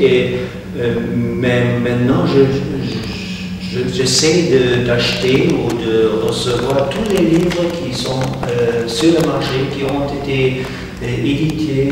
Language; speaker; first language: French; non-native, fluent; German